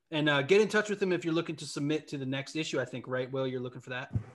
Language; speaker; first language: English; native; English